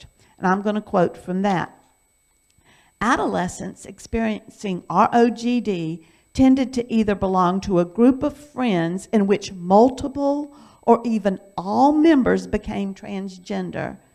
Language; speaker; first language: English; native; English